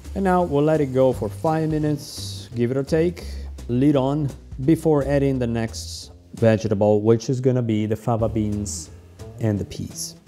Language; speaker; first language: English; non-native, fluent; Italian